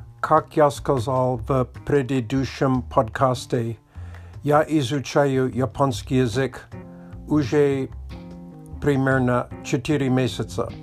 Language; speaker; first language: Russian; non-native, learner; English